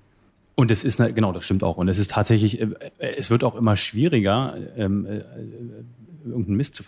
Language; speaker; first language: German; native; German